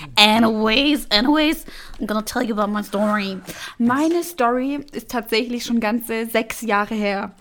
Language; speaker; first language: German; native; German